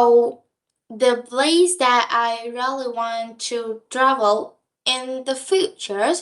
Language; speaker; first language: English; non-native, learner; Vietnamese